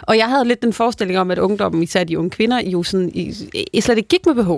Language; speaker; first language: Danish; native; Danish